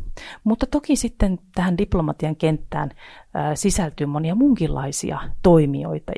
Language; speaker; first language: Finnish; native; Finnish